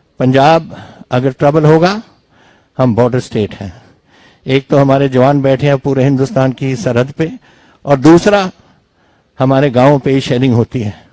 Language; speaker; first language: Hindi; non-native, local second language; Punjabi